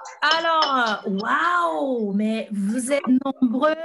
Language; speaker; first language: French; non-native, fluent; Portuguese